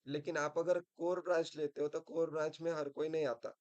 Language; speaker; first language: Hindi; non-native, local second language; Marathi